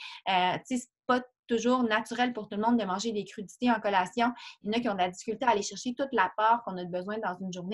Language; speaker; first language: French; native; French